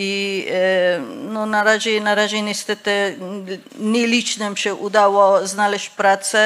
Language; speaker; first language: Polish; non-native, fluent; Persian